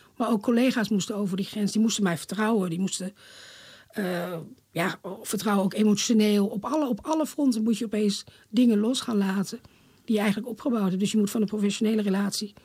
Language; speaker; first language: Dutch; native; Dutch